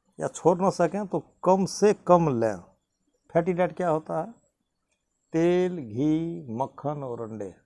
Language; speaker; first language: Hindi; native; Hindi